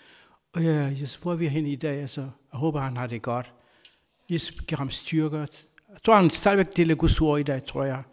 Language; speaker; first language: Danish; non-native, fluent; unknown